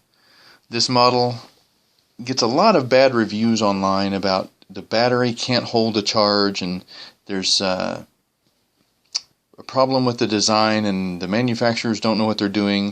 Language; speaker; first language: English; native; English